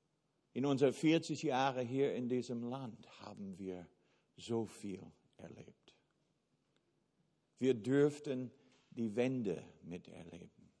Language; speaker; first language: German; non-native, fluent; English